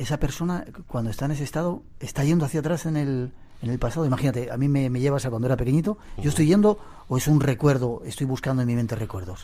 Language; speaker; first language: Spanish; native; Spanish